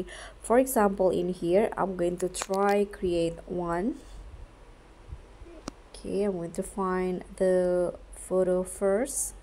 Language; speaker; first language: English; non-native, fluent; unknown